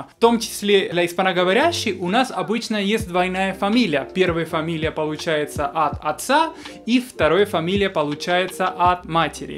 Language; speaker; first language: Russian; non-native, fluent; Spanish